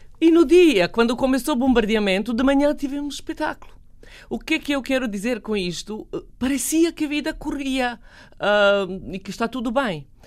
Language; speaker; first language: Portuguese; non-native, fluent; Serbian